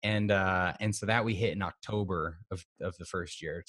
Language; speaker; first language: English; native; English